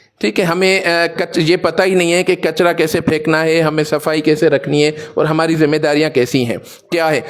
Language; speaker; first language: Urdu; non-native, local second language; Sindhi